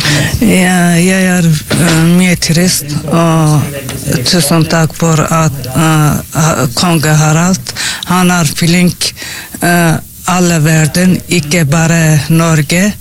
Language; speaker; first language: Norwegian; non-native, learner; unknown